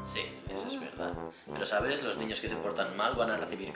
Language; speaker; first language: Spanish; native; Spanish